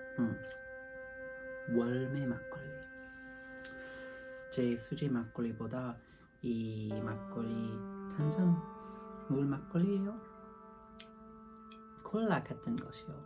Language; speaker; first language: Korean; non-native, learner; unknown